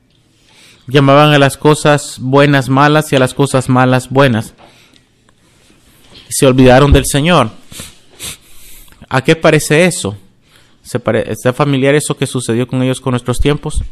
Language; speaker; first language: Spanish; non-native, fluent; English